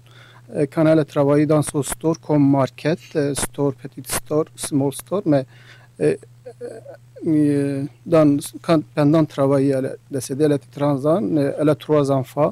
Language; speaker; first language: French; non-native, learner; Kurdish